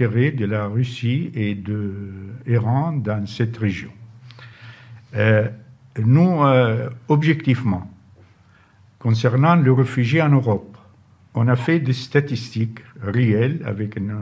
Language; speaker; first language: French; non-native, fluent; Arabic